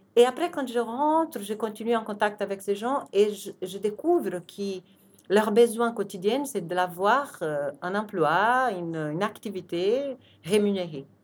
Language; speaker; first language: French; non-native, fluent; Portuguese